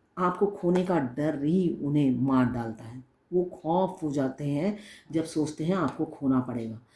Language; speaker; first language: Hindi; non-native, local second language; Bangla